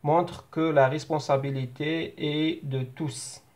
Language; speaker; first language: French; non-native, local second language; Arabic